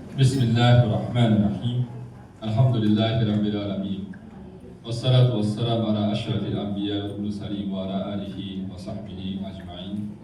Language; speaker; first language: Indonesian; non-native, learner; Japanese